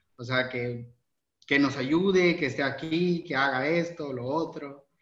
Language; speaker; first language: Spanish; native; Spanish